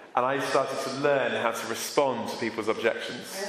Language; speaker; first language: English; native; English